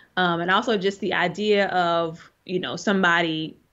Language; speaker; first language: English; native; English